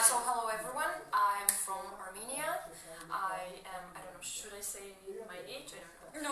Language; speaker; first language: English; non-native, fluent; Armenian